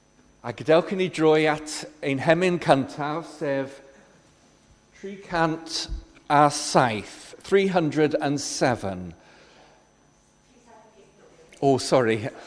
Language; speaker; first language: Welsh; non-native, fluent; English